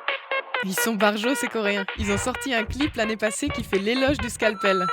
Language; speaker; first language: French; native; French